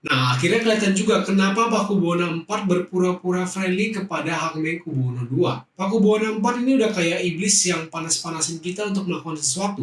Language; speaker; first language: Indonesian; native; Indonesian